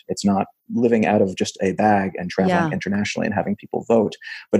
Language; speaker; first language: English; native; English